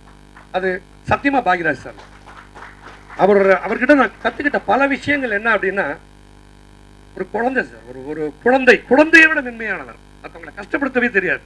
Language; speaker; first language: Tamil; native; Tamil